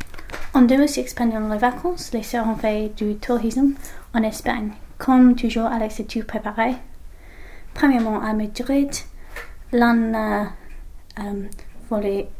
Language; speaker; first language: French; non-native, learner; English